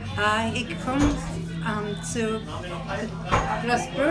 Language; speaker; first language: German; non-native, learner; English